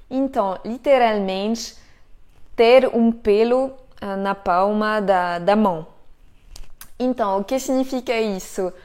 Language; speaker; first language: Portuguese; non-native, fluent; French